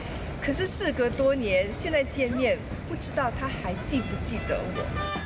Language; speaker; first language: Chinese; native; Chinese